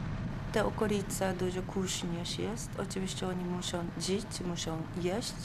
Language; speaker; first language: Polish; non-native, learner; Japanese